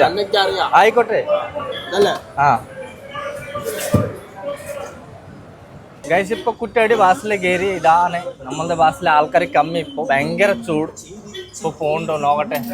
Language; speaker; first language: Malayalam; non-native, learner; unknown